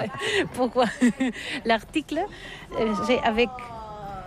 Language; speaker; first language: French; non-native, learner; Catalan